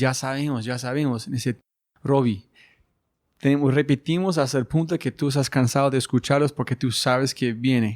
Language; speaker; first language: Spanish; non-native, fluent; English